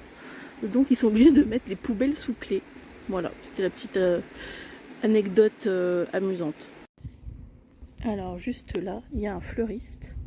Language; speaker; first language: French; native; French